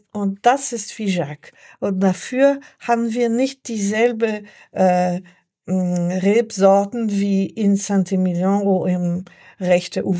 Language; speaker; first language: German; non-native, learner; French